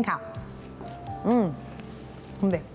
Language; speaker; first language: Portuguese; native; Portuguese